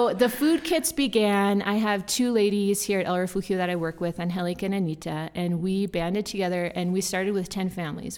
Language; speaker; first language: English; native; English